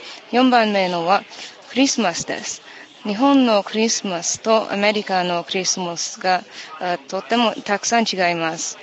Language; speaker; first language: Japanese; non-native, learner; English